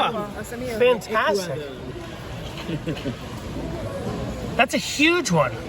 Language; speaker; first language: English; native; English